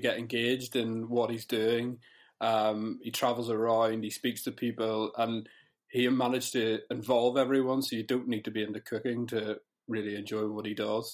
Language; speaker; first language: English; native; English